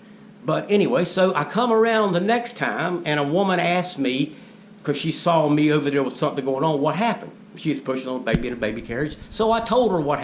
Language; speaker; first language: English; native; English